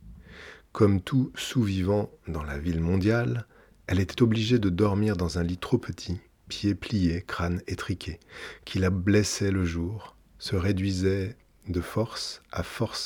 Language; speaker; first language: French; native; French